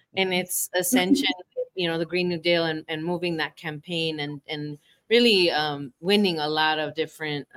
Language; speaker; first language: English; early bilingual, other home language; Spanish